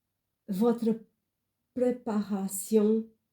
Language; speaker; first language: French; non-native, fluent; Portuguese